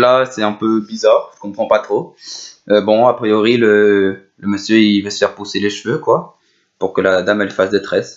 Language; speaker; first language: French; native; French